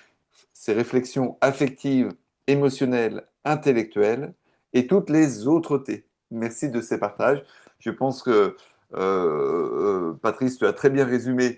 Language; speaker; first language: French; native; French